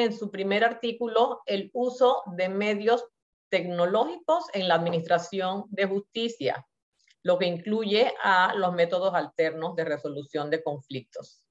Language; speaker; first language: Spanish; native; Spanish